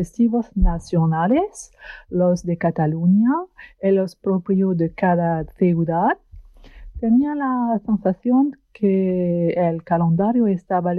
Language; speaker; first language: Spanish; non-native, fluent; French